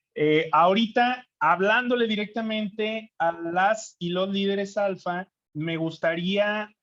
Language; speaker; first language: Spanish; native; Spanish